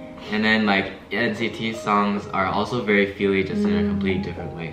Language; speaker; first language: English; early bilingual, other home language; Chinese